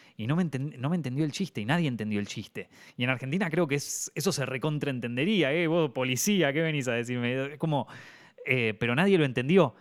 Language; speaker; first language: Spanish; native; Spanish